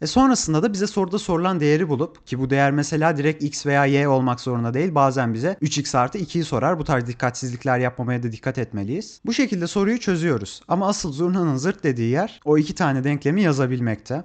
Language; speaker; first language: Turkish; native; Turkish